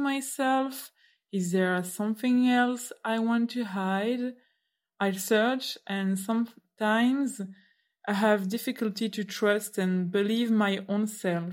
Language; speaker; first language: English; non-native, fluent; French